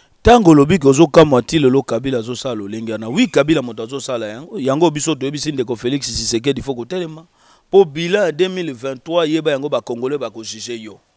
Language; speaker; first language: Lingala; native; Lingala